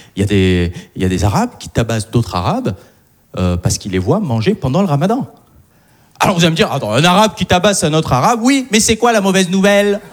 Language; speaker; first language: French; early bilingual, other home language; Arabic